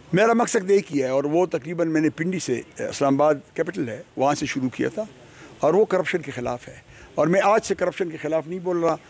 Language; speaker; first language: Urdu; non-native, local second language; Pashto